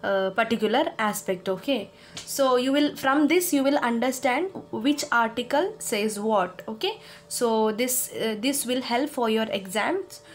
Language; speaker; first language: English; non-native, local second language; Kannada